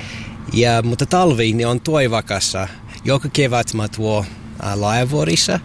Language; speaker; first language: Finnish; non-native, learner; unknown